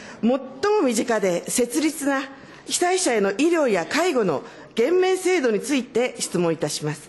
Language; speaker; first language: Japanese; native; Japanese